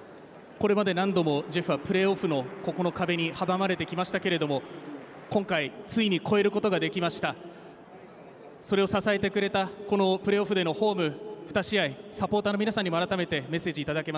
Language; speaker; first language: Japanese; native; Japanese